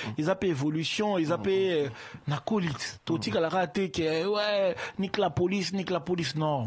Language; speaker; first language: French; early bilingual, other home language; Lingala